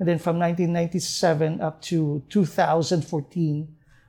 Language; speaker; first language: English; non-native, local second language; Hiligaynon